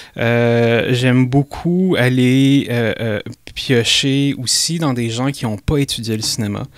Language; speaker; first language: French; native; French